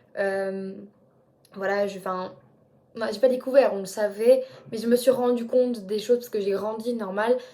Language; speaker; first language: French; native; French